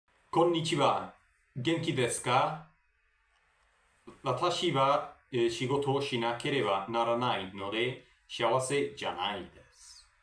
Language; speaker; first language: Japanese; non-native, learner; Spanish